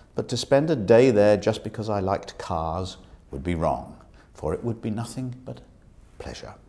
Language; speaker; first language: English; native; English